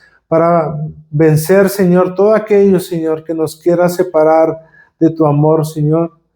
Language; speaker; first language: Spanish; native; Spanish